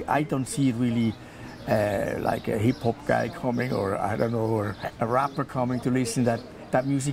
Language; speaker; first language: English; non-native, fluent; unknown